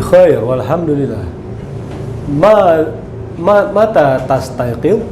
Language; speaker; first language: Arabic; non-native, learner; Indonesian